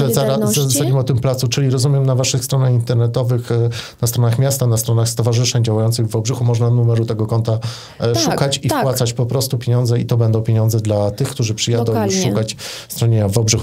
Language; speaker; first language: Polish; native; Polish